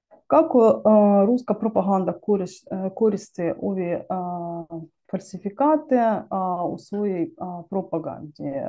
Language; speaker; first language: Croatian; non-native, learner; Ukrainian